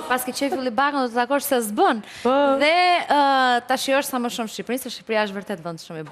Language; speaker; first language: Albanian; native; Albanian